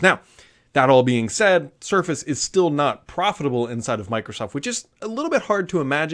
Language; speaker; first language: English; native; English